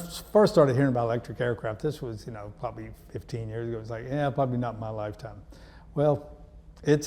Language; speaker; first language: English; native; English